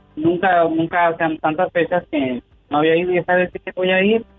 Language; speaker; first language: Spanish; native; Spanish